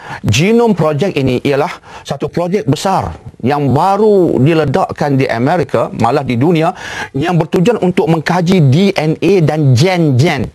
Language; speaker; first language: Malay; native; Malay